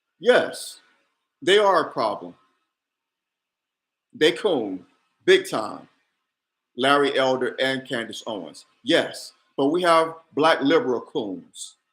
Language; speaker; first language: English; native; English